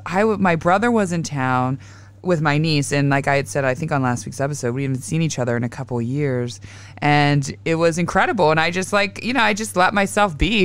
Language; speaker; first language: English; native; English